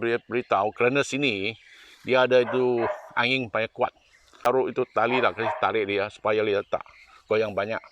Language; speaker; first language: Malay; non-native, local second language; Chinese